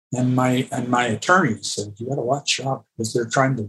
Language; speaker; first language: English; native; English